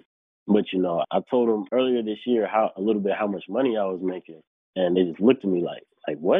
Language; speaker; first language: English; native; English